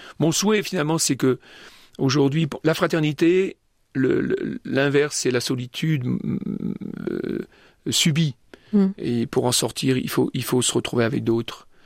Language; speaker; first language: French; native; French